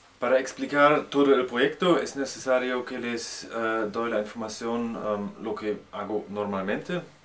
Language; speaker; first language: Spanish; non-native, learner; German